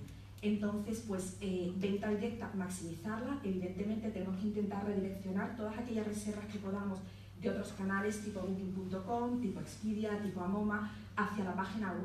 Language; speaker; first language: Spanish; native; Spanish